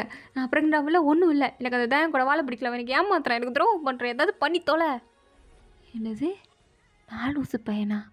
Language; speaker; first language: Tamil; native; Tamil